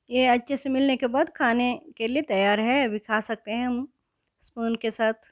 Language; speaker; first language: Hindi; non-native, local second language; Kannada